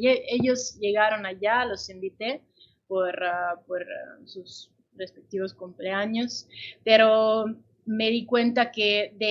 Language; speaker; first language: Spanish; non-native, fluent; Italian